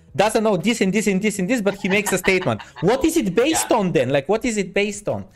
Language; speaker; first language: English; non-native, fluent; Bulgarian